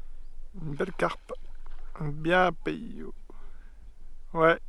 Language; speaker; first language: French; native; French